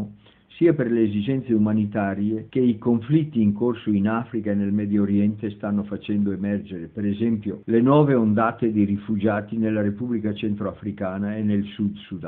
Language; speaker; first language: Italian; native; Italian